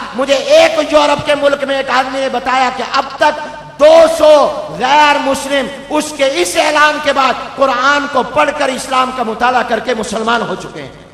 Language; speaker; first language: Urdu; non-native, local second language; Punjabi